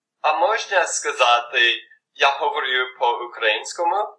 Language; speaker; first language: Ukrainian; non-native, learner; English